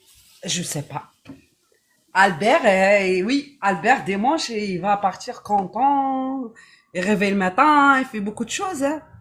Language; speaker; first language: French; non-native, learner; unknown